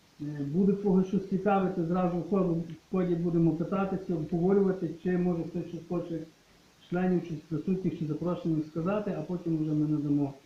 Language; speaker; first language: Ukrainian; native; Ukrainian